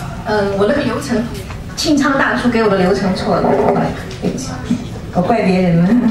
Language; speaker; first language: Chinese; native; Chinese